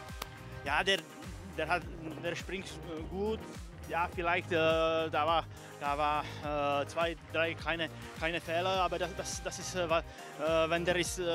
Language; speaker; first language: German; non-native, learner; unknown